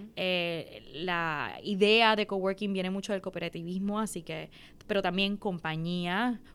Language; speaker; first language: Spanish; native; Spanish